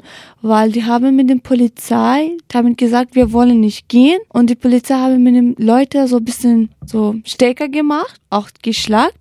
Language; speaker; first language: German; non-native, learner; Kurdish